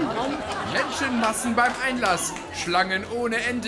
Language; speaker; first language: German; native; German